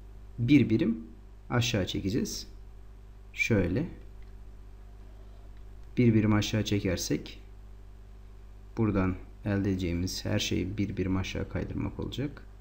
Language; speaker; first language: Turkish; native; Turkish